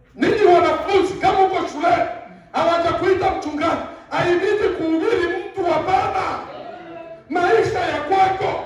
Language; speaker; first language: Swahili; native; Swahili